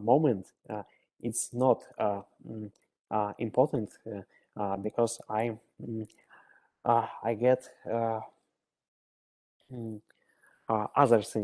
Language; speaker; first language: English; non-native, learner; Russian